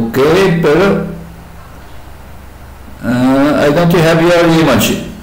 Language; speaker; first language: English; non-native, learner; Portuguese